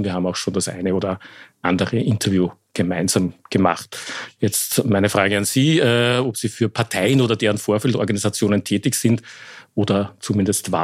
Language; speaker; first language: German; native; German